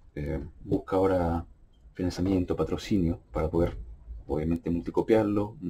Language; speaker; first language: Spanish; native; Spanish